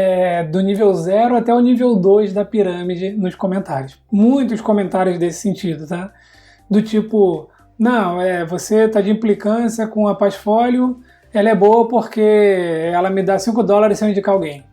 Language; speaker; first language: Portuguese; native; Portuguese